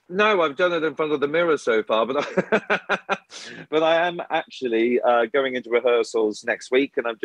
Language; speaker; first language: English; native; English